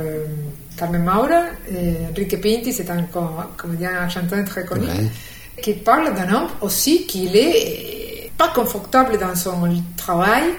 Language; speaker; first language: French; non-native, fluent; Spanish